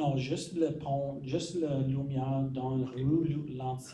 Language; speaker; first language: French; non-native, learner; English